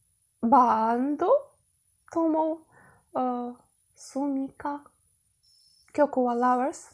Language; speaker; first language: Japanese; non-native, learner; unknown